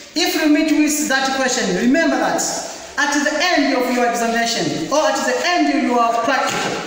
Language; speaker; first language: English; non-native, local second language; Swahili